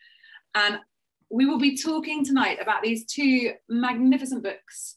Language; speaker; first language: English; native; English